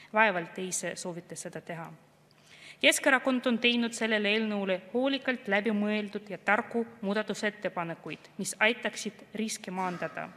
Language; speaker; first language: Estonian; non-native, local second language; Russian